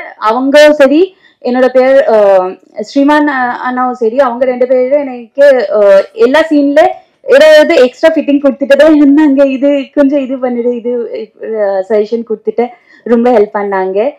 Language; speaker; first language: Tamil; non-native, fluent; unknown